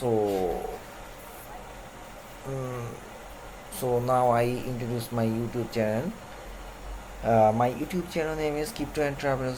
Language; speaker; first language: English; non-native, learner; Bangla